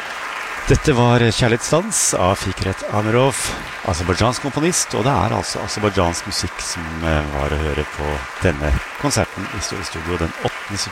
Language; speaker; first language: Norwegian; native; Norwegian